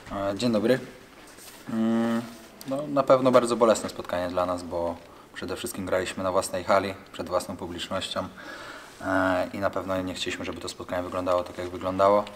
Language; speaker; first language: Polish; native; Polish